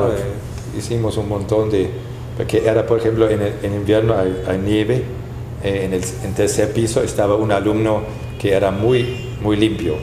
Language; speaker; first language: Spanish; non-native, fluent; German